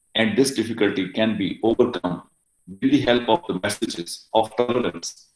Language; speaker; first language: English; non-native, local second language; Urdu